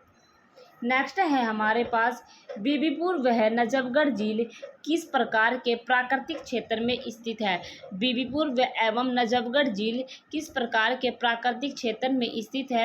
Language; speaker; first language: Hindi; native; Hindi